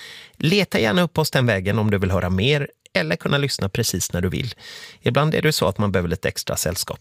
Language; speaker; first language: Swedish; native; Swedish